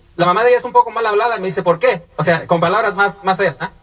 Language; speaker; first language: Spanish; native; Spanish